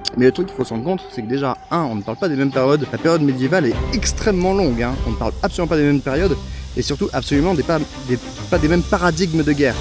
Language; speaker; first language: French; native; French